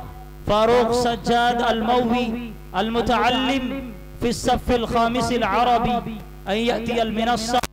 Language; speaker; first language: Arabic; non-native, fluent; Urdu